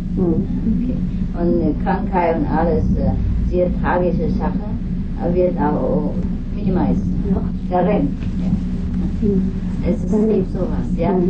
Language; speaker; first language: German; non-native, learner; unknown